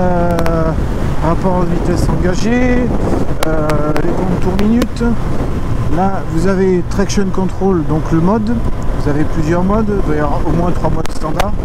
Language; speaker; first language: French; native; French